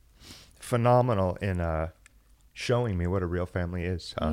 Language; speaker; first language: English; native; English